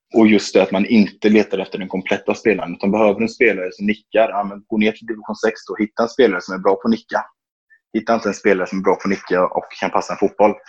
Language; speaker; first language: Swedish; native; Swedish